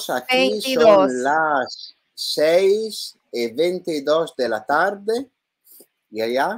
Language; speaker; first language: Spanish; non-native, learner; Italian